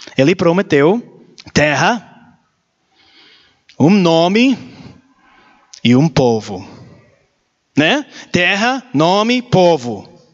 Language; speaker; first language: Portuguese; non-native, learner; English